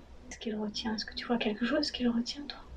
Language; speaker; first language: French; native; French